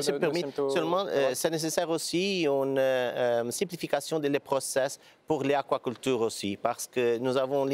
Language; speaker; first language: French; non-native, learner; Portuguese